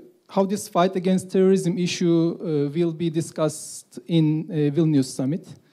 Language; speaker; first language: English; non-native, fluent; Turkish